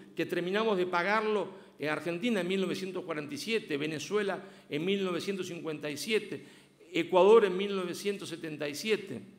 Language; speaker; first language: Spanish; native; Spanish